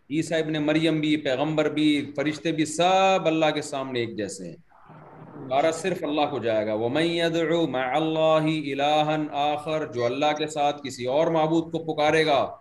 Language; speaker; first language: Urdu; native; Urdu